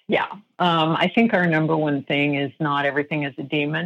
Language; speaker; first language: English; native; English